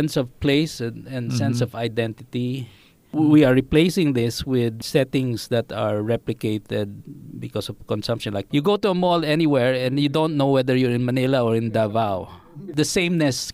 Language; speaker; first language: English; non-native, local second language; Filipino